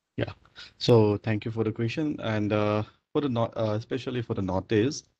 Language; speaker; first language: English; non-native, local second language; Manipuri